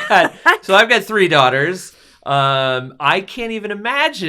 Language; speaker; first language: English; native; English